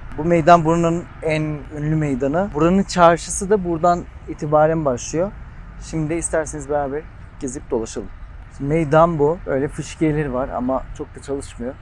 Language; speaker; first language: Turkish; non-native, local second language; Kurdish